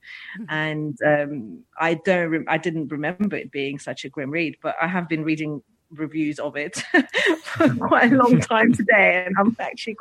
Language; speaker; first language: English; non-native, fluent; Russian